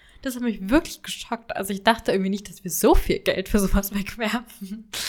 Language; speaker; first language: German; early bilingual, other home language; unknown